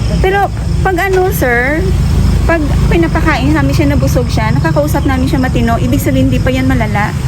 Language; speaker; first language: Filipino; non-native, local second language; Hiligaynon